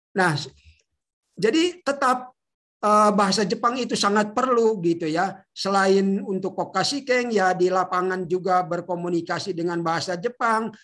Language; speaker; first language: Indonesian; native; Indonesian